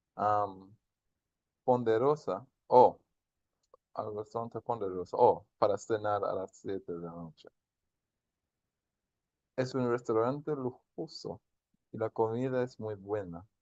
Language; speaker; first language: Spanish; non-native, fluent; English